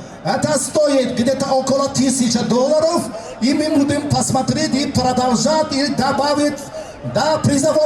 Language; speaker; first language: Russian; non-native, learner; Tajik